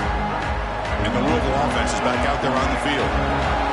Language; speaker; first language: English; native; English